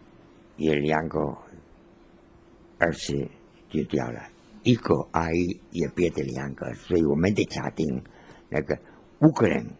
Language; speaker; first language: Chinese; non-native, learner; Spanish